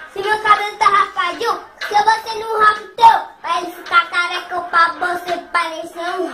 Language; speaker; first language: Portuguese; native; Portuguese